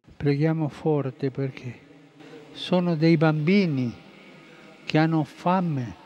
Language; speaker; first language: Italian; non-native, fluent; Spanish